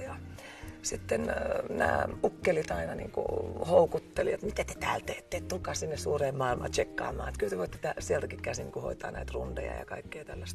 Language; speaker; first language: Finnish; native; Finnish